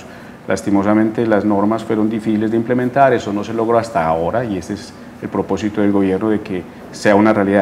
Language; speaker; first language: Spanish; native; Spanish